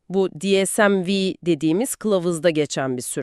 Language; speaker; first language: Turkish; native; Turkish